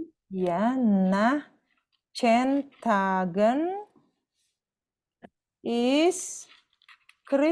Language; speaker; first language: German; non-native, fluent; Indonesian